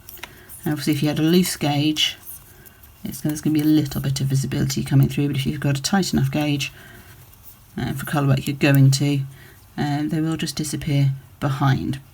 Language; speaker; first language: English; native; English